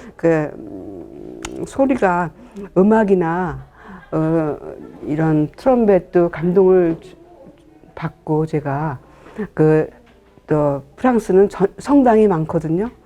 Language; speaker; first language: Korean; native; Korean